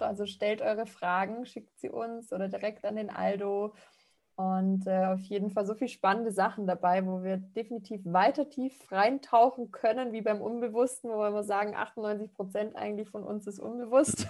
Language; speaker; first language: German; native; German